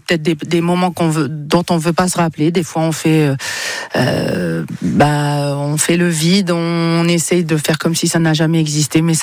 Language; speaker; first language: French; non-native, local second language; Arabic